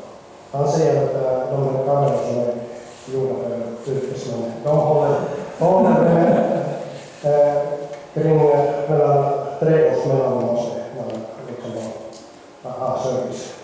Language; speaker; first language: Swedish; non-native, fluent; Finnish